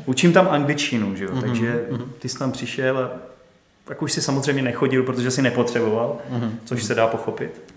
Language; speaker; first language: Czech; native; Czech